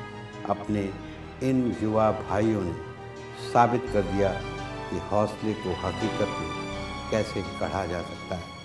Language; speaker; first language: Hindi; native; Hindi